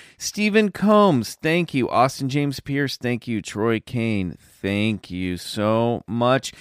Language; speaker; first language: English; native; English